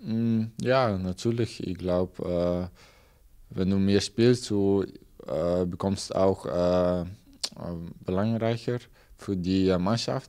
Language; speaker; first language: German; non-native, learner; Dutch